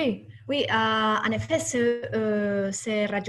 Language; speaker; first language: French; non-native, learner; Spanish